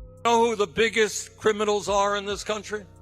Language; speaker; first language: English; native; English